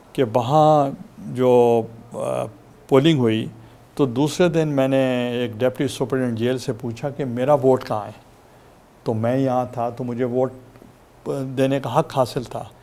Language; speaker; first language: Urdu; non-native, local second language; Saraiki